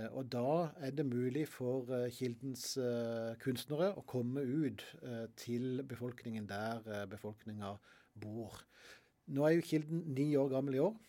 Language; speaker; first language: Norwegian; native; Norwegian